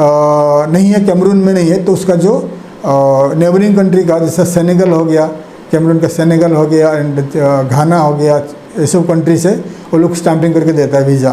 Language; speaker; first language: Hindi; non-native, local second language; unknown